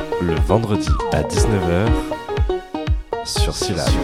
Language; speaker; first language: French; native; French